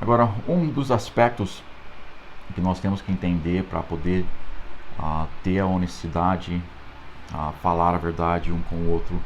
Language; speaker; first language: Portuguese; non-native, fluent; English